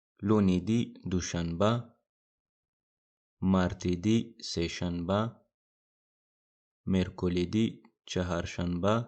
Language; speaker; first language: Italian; non-native, fluent; Pashto